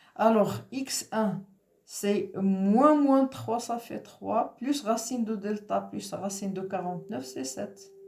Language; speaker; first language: French; non-native, local second language; Arabic